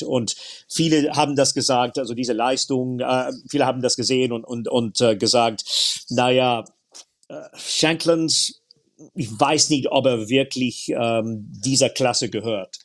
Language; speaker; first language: German; non-native, fluent; English